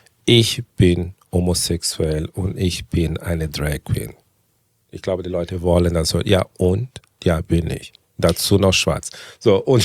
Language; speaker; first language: German; non-native, fluent; Portuguese